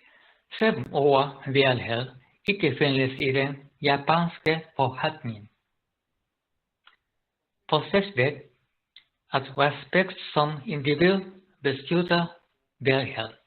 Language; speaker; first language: Danish; non-native, learner; Japanese